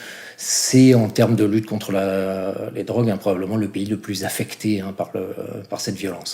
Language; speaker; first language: French; native; French